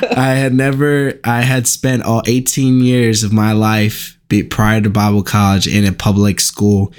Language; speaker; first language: English; native; English